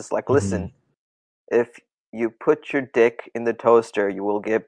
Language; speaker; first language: English; non-native, fluent; Tamil